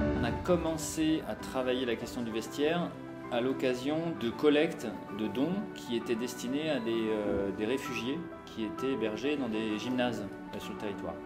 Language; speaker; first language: French; native; French